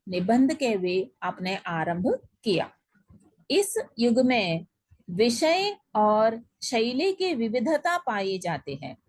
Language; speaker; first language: Hindi; non-native, local second language; Telugu